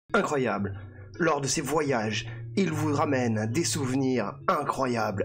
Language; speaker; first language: French; native; French